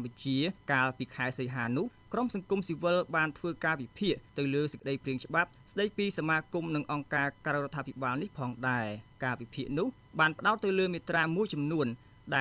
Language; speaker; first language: Khmer; native; Khmer